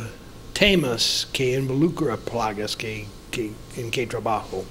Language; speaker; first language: Spanish; non-native, fluent; English